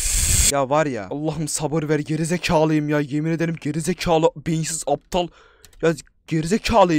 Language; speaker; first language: Turkish; native; Turkish